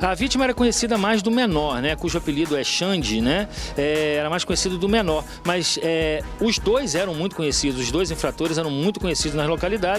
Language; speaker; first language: Portuguese; native; Portuguese